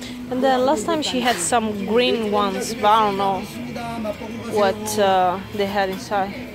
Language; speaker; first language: English; non-native, fluent; Italian